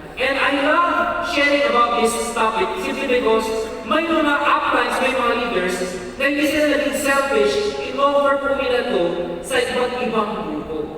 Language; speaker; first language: Filipino; native; Filipino